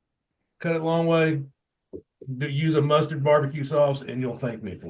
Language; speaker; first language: English; native; English